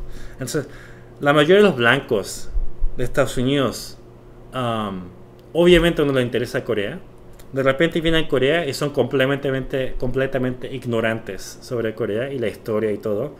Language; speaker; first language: Spanish; non-native, fluent; Korean